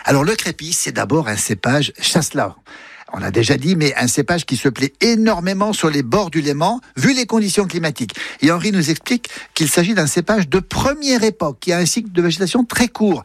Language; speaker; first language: French; native; French